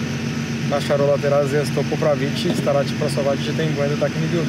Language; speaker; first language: Polish; non-native, learner; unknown